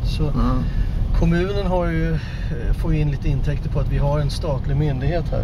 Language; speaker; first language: Swedish; native; Swedish